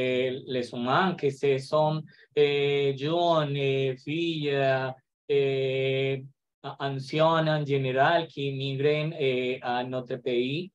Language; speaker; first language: French; non-native, learner; Spanish